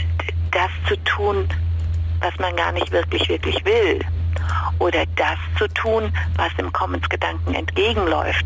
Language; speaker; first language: German; native; German